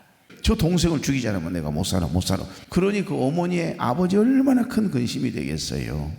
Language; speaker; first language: Korean; native; Korean